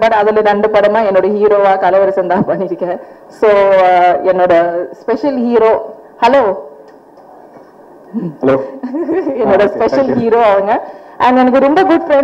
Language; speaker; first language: Tamil; non-native, fluent; Malayalam